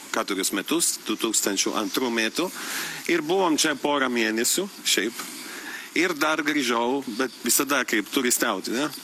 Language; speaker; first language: Lithuanian; non-native, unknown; Italian